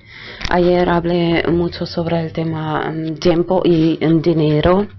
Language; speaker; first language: Spanish; non-native, fluent; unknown